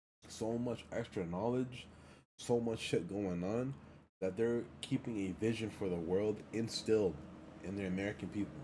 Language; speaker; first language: English; early bilingual, other home language; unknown